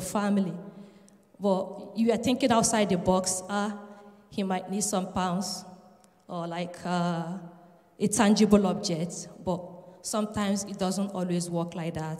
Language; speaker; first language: English; non-native, local second language; Igbo